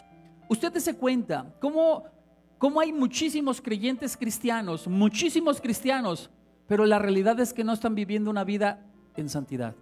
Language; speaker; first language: Spanish; native; Spanish